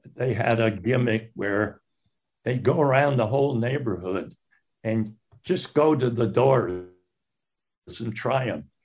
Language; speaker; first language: English; native; English